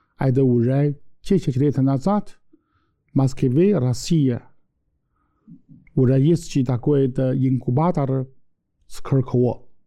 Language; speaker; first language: Russian; non-native, learner; Chinese